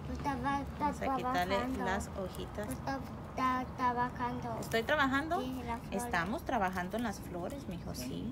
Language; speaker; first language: Spanish; native; Spanish